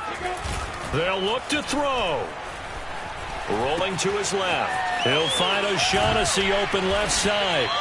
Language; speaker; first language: English; native; English